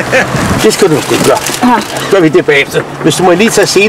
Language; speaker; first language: Danish; native; Danish